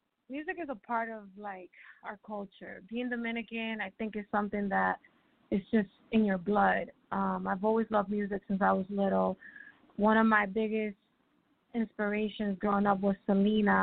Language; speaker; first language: English; native; English